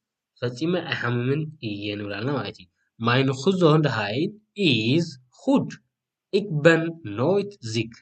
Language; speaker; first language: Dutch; non-native, learner; Tigrinya